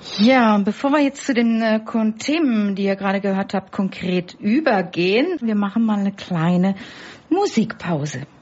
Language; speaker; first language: German; native; German